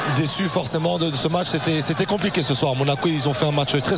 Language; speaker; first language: French; native; French